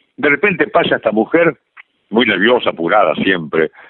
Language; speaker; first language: Spanish; native; Spanish